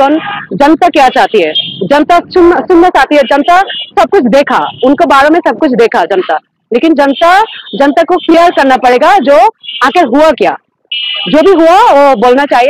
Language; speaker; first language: Hindi; non-native, learner; Bangla